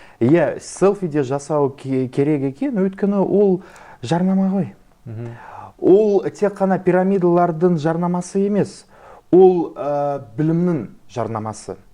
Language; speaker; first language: Kazakh; non-native, local second language; Russian